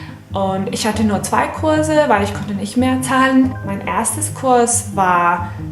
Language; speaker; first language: German; non-native, fluent; Serbian